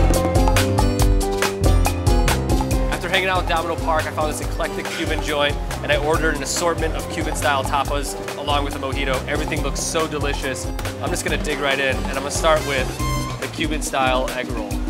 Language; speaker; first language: English; native; English